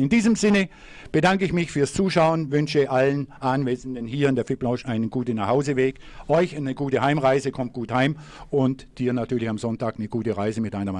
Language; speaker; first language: German; native; German